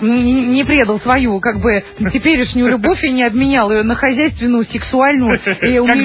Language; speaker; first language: Russian; native; Russian